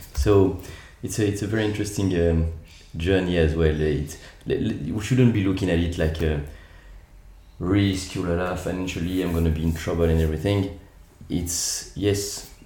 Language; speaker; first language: English; non-native, fluent; French